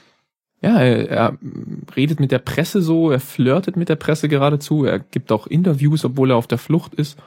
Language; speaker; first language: German; native; German